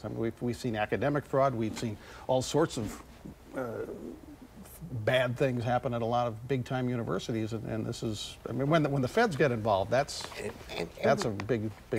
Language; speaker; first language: English; native; English